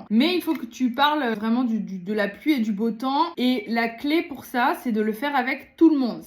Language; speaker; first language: French; native; French